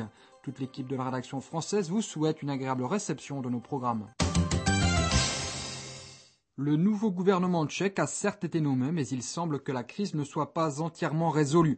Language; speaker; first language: French; native; French